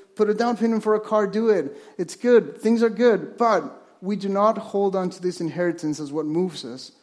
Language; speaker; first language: English; non-native, fluent; Spanish